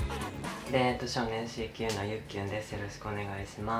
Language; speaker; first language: Japanese; native; Japanese